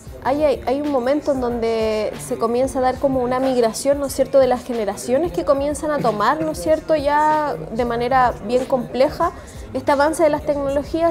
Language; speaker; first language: Spanish; native; Spanish